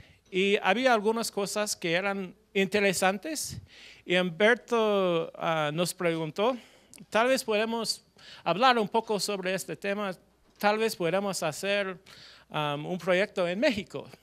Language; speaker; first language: Spanish; non-native, fluent; English